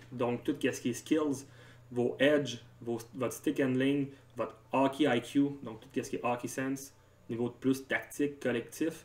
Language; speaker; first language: French; native; French